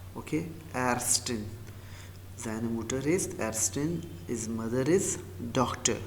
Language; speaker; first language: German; non-native, learner; Urdu